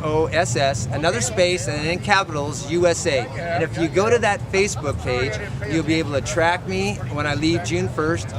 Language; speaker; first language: English; native; English